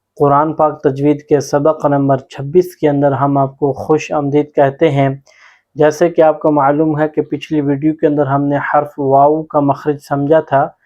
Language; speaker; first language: Urdu; non-native, local second language; Punjabi